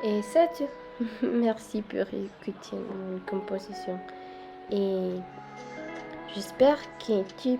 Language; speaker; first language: French; non-native, learner; Spanish